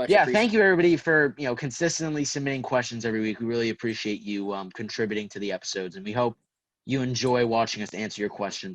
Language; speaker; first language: English; native; English